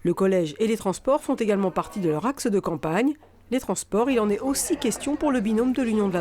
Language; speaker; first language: French; native; French